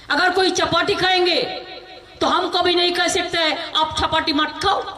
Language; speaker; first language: Hindi; non-native, local second language; Bangla